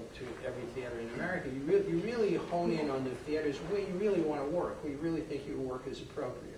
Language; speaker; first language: English; native; English